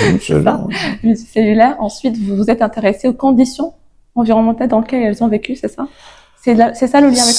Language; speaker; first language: French; native; French